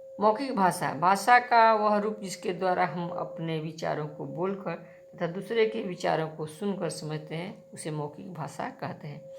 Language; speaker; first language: Hindi; native; Hindi